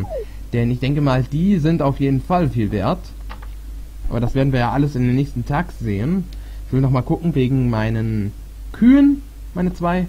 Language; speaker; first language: German; native; German